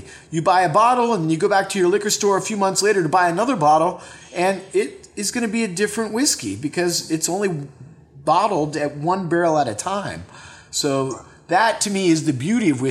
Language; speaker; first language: English; native; English